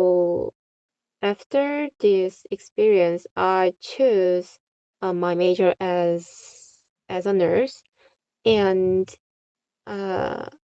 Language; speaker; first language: English; non-native, fluent; Korean